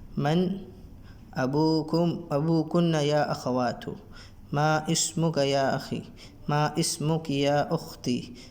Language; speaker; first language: Arabic; non-native, fluent; Urdu